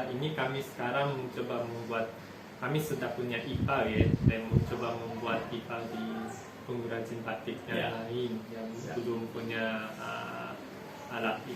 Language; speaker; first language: Indonesian; non-native, fluent; Japanese